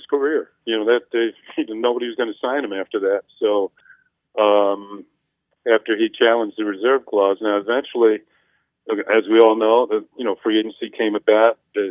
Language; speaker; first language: English; native; English